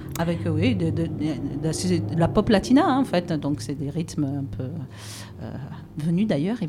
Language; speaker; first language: French; native; French